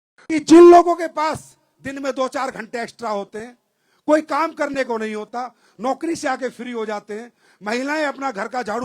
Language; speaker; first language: Hindi; native; Hindi